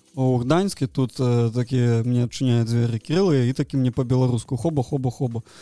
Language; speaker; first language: Belarusian; non-native, local second language; Russian